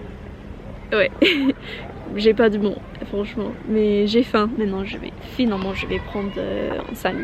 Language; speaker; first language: French; non-native, learner; English